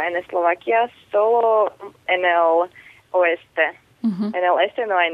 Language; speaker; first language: Spanish; non-native, fluent; Slovak